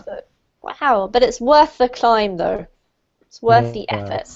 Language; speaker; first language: English; native; English